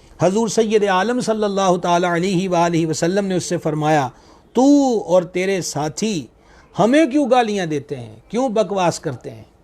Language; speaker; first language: Urdu; non-native, local second language; Punjabi